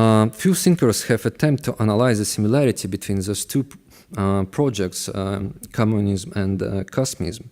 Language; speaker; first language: English; non-native, fluent; Russian